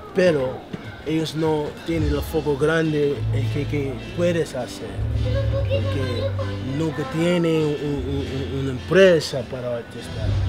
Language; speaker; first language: Spanish; non-native, learner; English